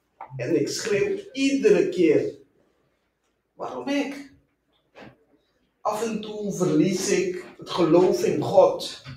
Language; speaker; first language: Dutch; non-native, local second language; Papiamento